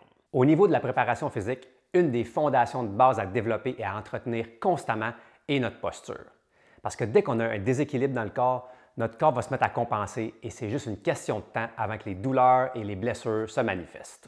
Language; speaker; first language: French; native; French